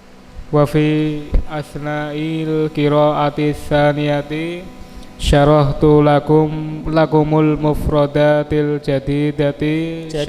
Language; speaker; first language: Arabic; non-native, learner; Indonesian